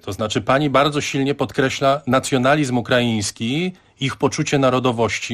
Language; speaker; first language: Polish; native; Polish